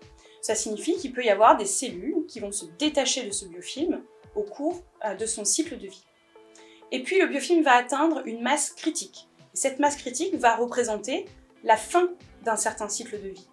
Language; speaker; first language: French; native; French